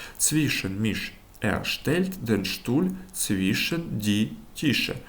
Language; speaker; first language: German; non-native, learner; Ukrainian